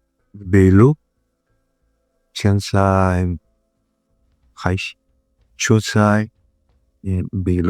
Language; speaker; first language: Chinese; non-native, learner; Spanish